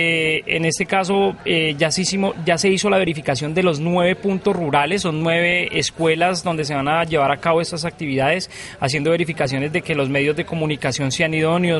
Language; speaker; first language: Spanish; native; Spanish